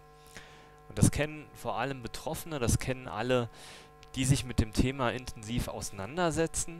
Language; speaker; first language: German; native; German